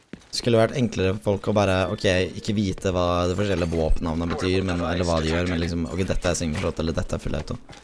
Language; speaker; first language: Norwegian; native; Norwegian